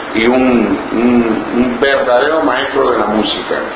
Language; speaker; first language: Spanish; non-native, local second language; English